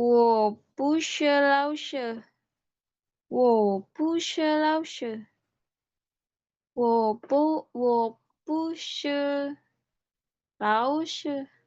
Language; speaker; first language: Chinese; non-native, learner; Indonesian